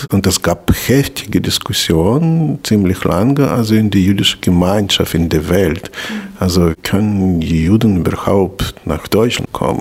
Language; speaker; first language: German; non-native, fluent; Russian